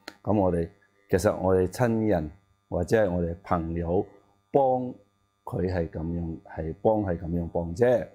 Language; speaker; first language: Cantonese; non-native, learner; Tibetan